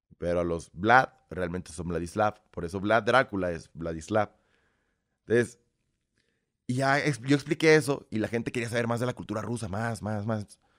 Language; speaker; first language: Spanish; early bilingual, other home language; Russian